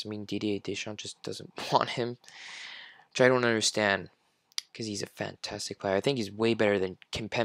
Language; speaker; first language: English; non-native, fluent; French